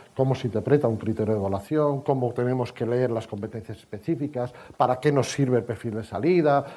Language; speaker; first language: Spanish; native; Spanish